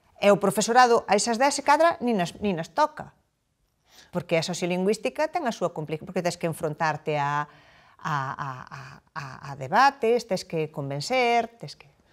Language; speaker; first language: Galician; native; Galician